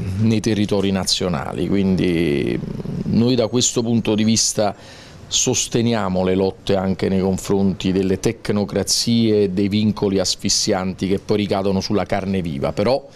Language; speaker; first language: Italian; native; Italian